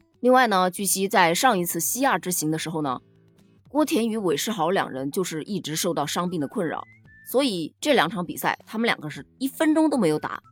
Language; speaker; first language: Chinese; native; Chinese